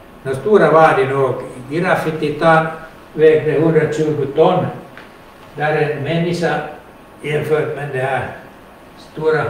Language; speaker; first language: Swedish; non-native, local second language; Finnish